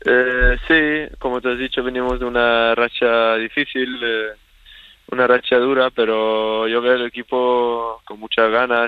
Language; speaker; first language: Spanish; early bilingual, other home language; Swedish